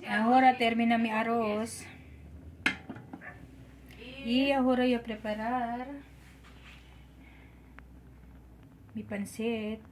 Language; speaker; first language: Spanish; non-native, learner; Filipino